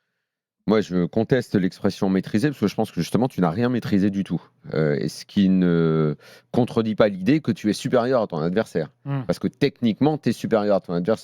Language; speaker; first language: French; native; French